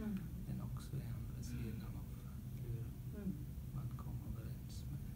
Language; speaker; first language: Swedish; non-native, learner; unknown